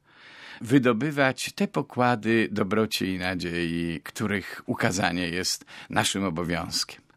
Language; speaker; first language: Polish; native; Polish